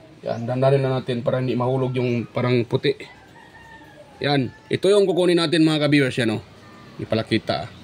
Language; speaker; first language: Filipino; native; Filipino